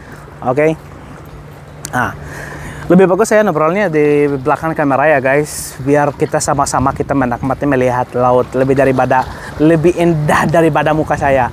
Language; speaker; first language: Indonesian; non-native, fluent; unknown